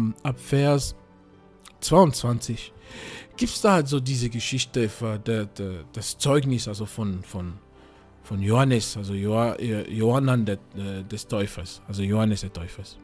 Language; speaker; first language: German; non-native, fluent; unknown